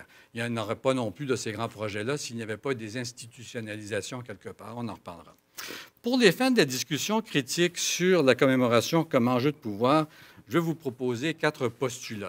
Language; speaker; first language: French; native; French